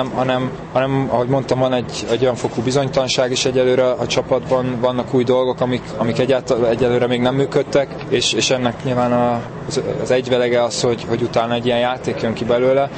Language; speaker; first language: Hungarian; native; Hungarian